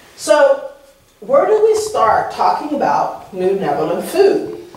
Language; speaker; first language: English; native; English